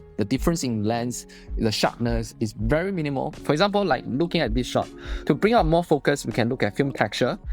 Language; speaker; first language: English; non-native, fluent; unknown